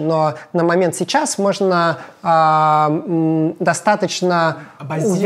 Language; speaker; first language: Russian; native; Russian